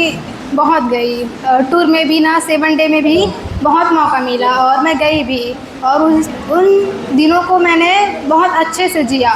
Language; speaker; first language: Hindi; native; Hindi